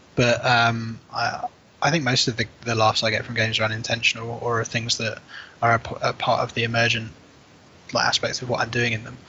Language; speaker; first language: English; native; English